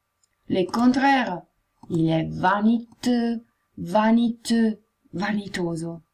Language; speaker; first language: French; non-native, fluent; Italian